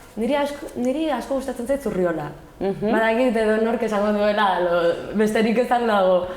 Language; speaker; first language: Basque; non-native, local second language; Spanish